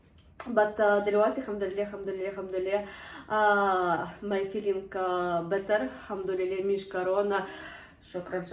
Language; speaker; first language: Arabic; non-native, learner; Russian